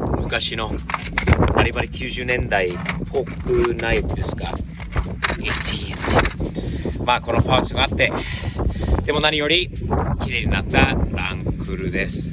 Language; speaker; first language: Japanese; native; Japanese